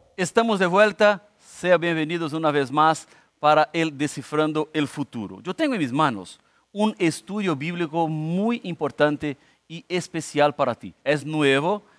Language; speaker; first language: Spanish; non-native, fluent; Portuguese